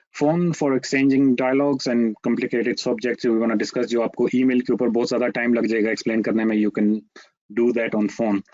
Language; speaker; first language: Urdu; native; Urdu